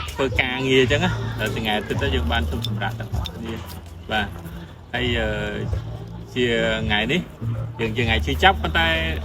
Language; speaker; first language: Khmer; native; Khmer